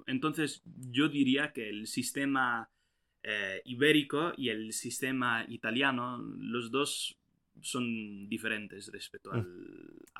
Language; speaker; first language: Spanish; non-native, fluent; English